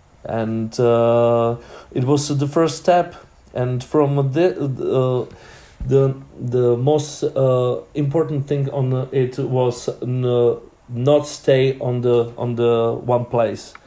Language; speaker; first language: English; non-native, learner; Czech